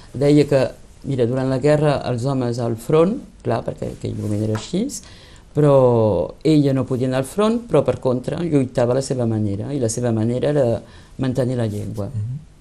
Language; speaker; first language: Catalan; early bilingual, heritage; Catalan